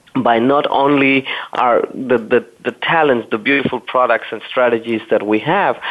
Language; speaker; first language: English; non-native, fluent; German